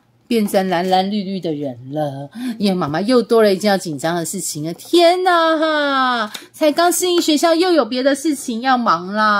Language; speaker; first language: Chinese; native; Chinese